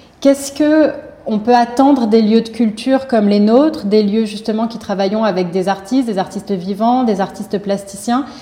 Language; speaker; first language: French; native; French